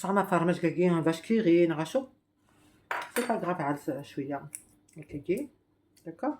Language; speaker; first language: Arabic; non-native, local second language; Kabyle